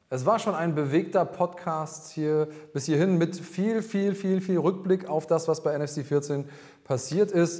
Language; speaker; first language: German; native; German